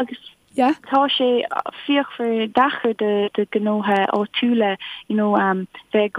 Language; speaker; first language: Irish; non-native, local second language; English